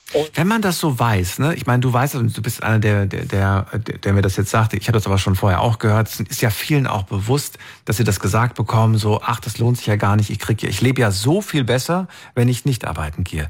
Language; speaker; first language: German; native; German